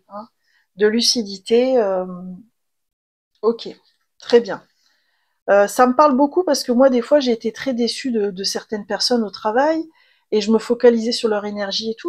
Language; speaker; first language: French; native; French